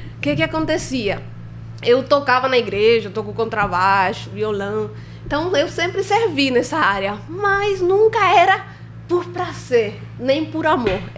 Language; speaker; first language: Portuguese; non-native, fluent; Spanish